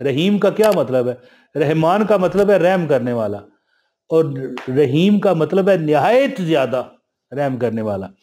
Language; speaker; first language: Urdu; non-native, local second language; Punjabi